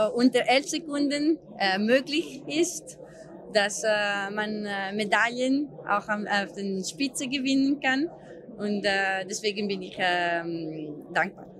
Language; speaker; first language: German; non-native, local second language; Italian